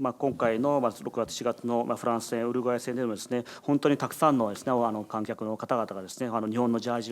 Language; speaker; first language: Japanese; native; Japanese